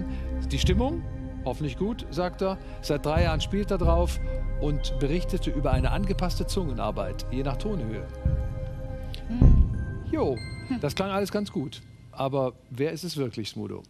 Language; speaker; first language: German; native; German